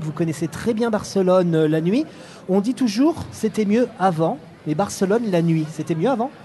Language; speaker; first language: French; native; French